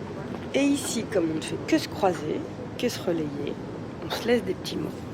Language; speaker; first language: French; native; French